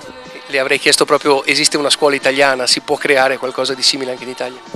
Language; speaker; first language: Italian; native; Italian